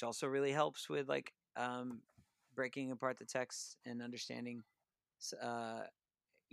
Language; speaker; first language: English; native; English